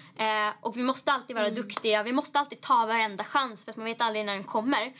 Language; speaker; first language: Swedish; native; Swedish